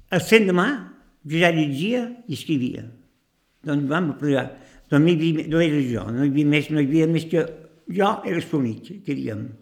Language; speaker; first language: Catalan; native; Catalan